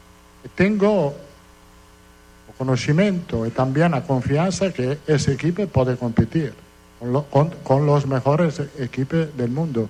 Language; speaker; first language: Portuguese; non-native, fluent; Italian